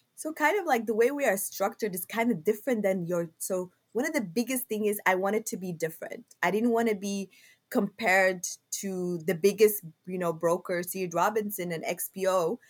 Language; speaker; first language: English; non-native, fluent; Somali